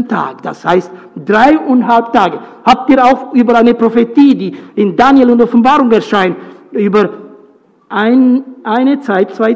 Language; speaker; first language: German; non-native, fluent; Romanian